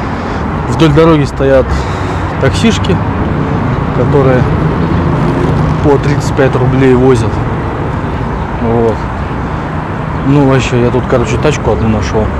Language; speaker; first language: Russian; native; Russian